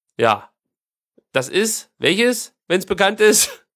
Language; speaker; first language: German; native; German